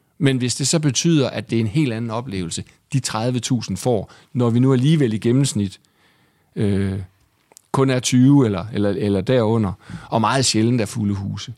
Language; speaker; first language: Danish; native; Danish